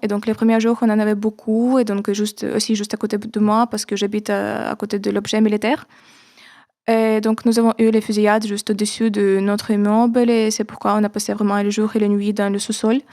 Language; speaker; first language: French; non-native, fluent; Ukrainian